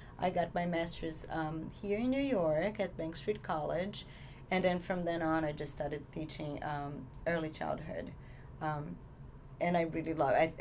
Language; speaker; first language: English; non-native, fluent; Portuguese